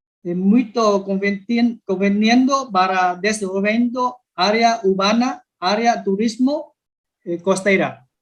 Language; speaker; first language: Spanish; non-native, learner; Vietnamese